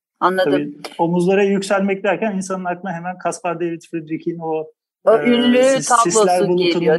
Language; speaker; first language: Turkish; native; Turkish